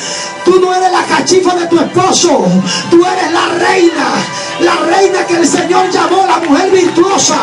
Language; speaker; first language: Spanish; native; Spanish